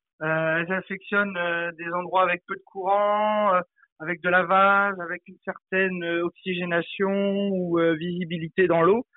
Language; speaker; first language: French; native; French